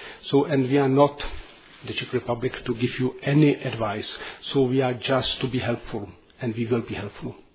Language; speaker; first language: English; non-native, fluent; Czech